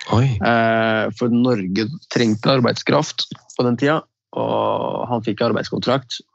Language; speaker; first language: Norwegian; early bilingual, other home language; Riffian